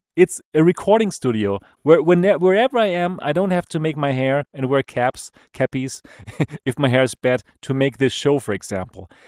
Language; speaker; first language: English; non-native, fluent; German